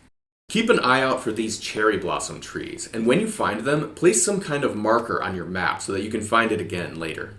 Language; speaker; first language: English; native; English